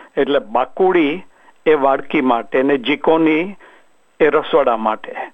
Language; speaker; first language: Gujarati; early bilingual, heritage; Gujarati